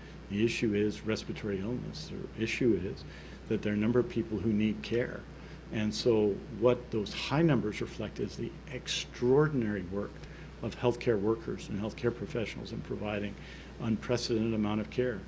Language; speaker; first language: English; native; English